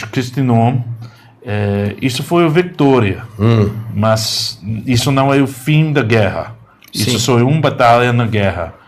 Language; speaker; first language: Portuguese; non-native, learner; English